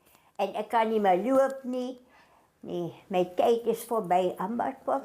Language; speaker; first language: Afrikaans; non-native, local second language; German